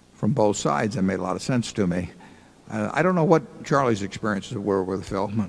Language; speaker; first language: English; native; English